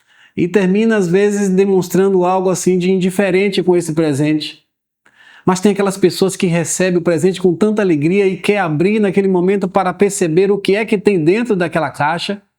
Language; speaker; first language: Portuguese; native; Portuguese